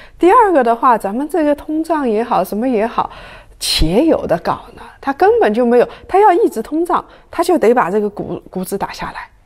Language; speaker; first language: Chinese; native; Chinese